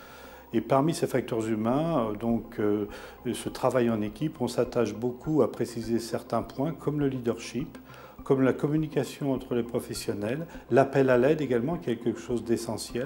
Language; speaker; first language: French; native; French